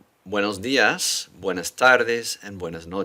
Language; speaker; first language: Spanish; non-native, fluent; English